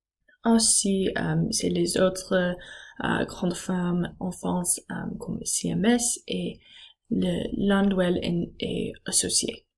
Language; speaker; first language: French; non-native, learner; English